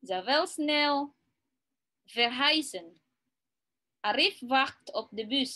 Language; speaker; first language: Dutch; non-native, learner; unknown